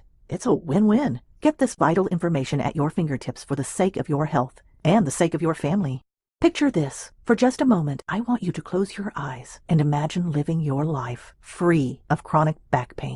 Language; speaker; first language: English; native; English